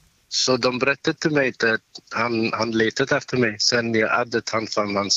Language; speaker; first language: Swedish; non-native, learner; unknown